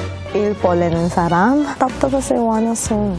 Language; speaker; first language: Korean; non-native, learner; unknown